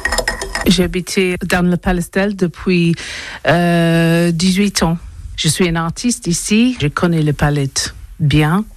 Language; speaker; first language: French; non-native, learner; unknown